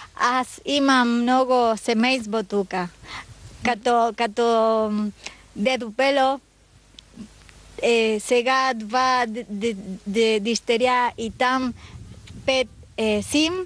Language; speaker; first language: Bulgarian; non-native, learner; Spanish